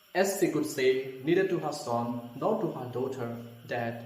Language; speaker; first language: English; non-native, local second language; Assamese